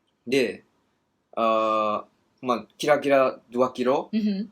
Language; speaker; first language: Indonesian; non-native, learner; Japanese